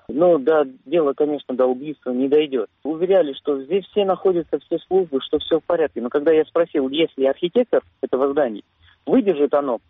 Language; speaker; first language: Russian; native; Russian